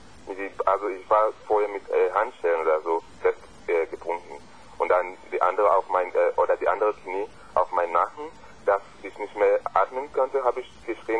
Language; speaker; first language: German; non-native, fluent; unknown